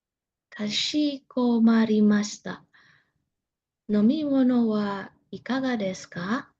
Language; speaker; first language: Japanese; non-native, learner; Indonesian